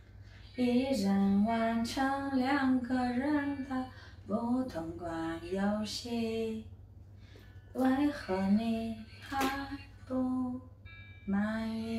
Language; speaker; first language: Chinese; native; Chinese